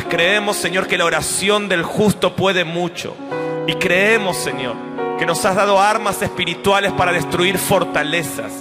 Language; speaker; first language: Spanish; native; Spanish